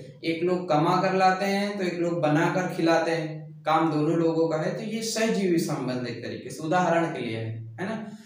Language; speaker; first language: Hindi; native; Hindi